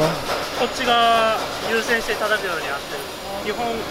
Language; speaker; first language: Japanese; native; Japanese